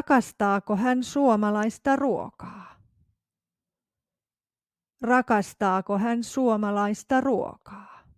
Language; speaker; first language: Finnish; non-native, fluent; English